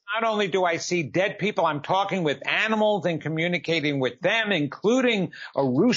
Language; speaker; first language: English; native; English